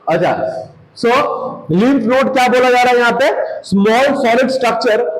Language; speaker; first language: Hindi; non-native, local second language; Bangla